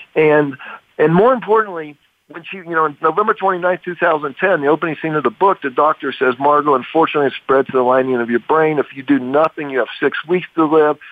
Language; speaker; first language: English; native; English